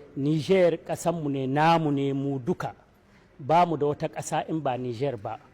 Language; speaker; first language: Hausa; native; Hausa